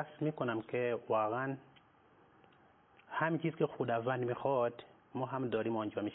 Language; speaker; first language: Persian; non-native, fluent; Nyanja